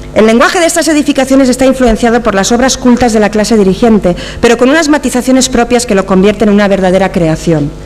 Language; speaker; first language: Spanish; non-native, local second language; Catalan